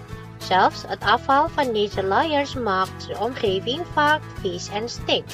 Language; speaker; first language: Dutch; non-native, fluent; Indonesian